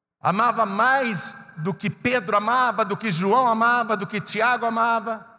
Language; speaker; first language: Portuguese; native; Portuguese